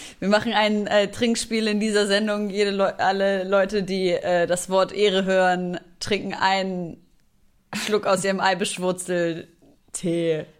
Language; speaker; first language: German; early bilingual, other home language; Arabic